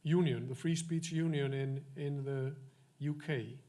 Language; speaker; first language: English; non-native, fluent; Icelandic